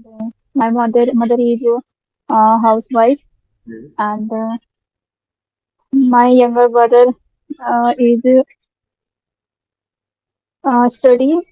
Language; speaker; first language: English; non-native, learner; Hindi